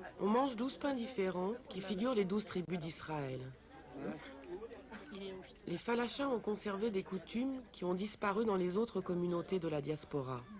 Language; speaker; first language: French; native; French